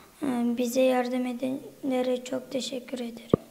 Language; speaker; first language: Turkish; early bilingual, other home language; Uyghur